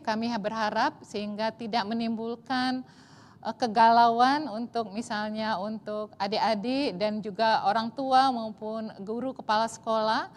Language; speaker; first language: Indonesian; native; Indonesian